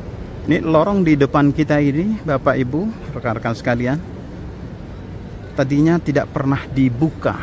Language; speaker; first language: Indonesian; native; Indonesian